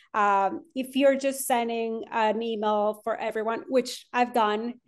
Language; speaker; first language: English; non-native, fluent; Spanish